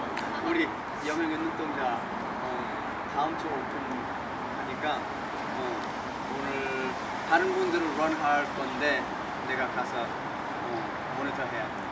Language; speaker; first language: Korean; early bilingual, heritage; English